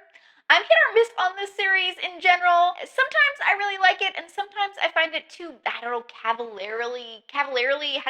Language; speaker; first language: English; native; English